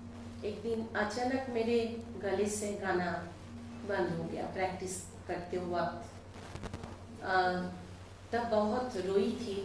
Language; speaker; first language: Hindi; non-native, local second language; Bangla